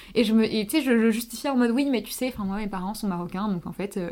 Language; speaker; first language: French; native; French